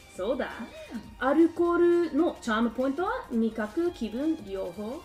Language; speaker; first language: Japanese; non-native, learner; English